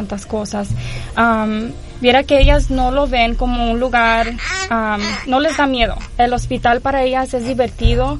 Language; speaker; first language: Spanish; early bilingual, heritage; Spanish